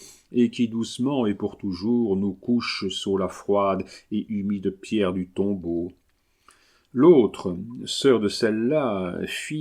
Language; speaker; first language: French; native; French